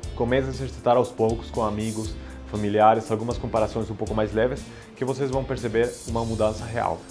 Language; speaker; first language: Portuguese; non-native, fluent; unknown